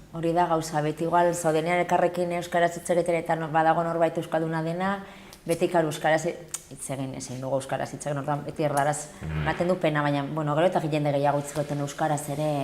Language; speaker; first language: Basque; non-native, local second language; Spanish